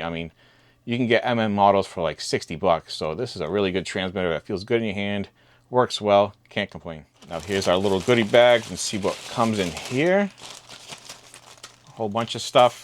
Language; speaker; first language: English; native; English